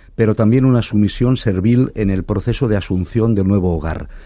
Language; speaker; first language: Spanish; non-native, local second language; Catalan